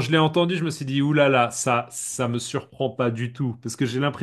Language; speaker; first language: French; native; French